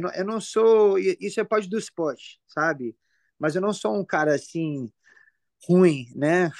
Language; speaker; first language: Portuguese; early bilingual, heritage; English